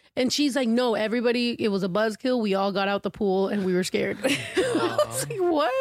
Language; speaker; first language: English; early bilingual, other home language; Spanish